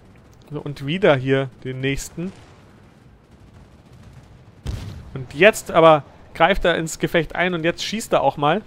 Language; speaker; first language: German; native; German